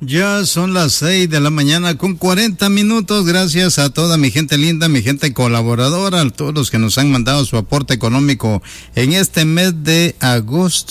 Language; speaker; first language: Spanish; native; Spanish